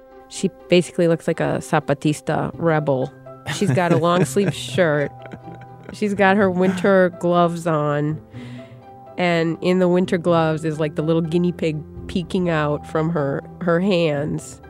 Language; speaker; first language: English; native; English